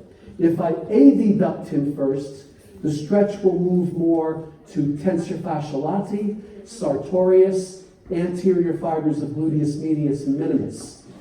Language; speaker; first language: English; native; English